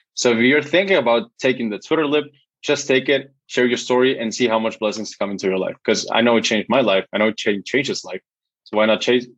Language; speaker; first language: English; non-native, fluent; Spanish